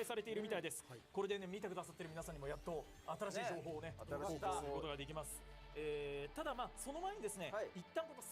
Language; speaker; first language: Japanese; native; Japanese